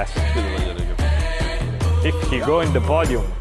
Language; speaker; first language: English; non-native, learner; Italian